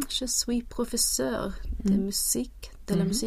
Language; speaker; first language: French; non-native, learner; Swedish